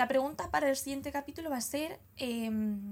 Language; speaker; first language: Spanish; native; Spanish